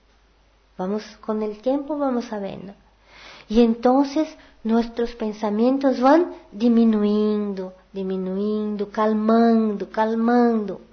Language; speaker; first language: Portuguese; non-native, learner; Spanish